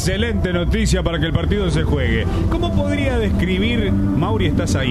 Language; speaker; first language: Spanish; native; Spanish